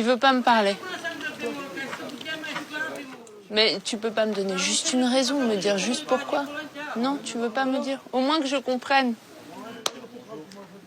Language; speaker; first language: French; native; French